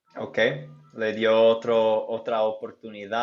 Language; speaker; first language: Spanish; non-native, fluent; English